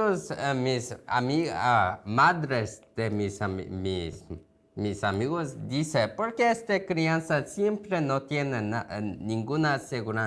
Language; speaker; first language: Spanish; non-native, fluent; Korean